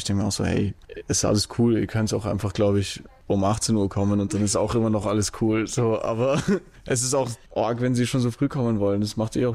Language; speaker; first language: German; native; German